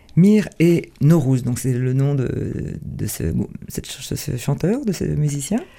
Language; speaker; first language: French; native; French